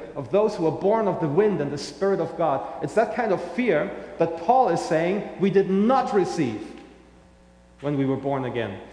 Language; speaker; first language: English; non-native, fluent; German